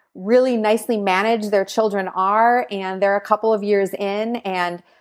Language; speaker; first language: English; native; English